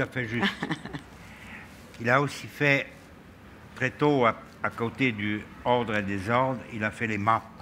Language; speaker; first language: French; non-native, fluent; German